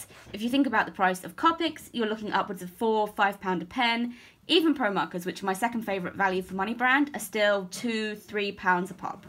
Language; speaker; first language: English; native; English